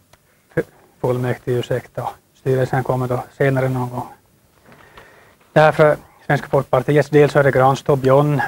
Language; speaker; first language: Swedish; native; Swedish